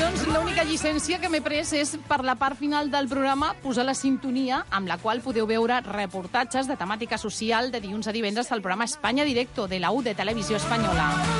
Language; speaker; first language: Catalan; non-native, local second language; Spanish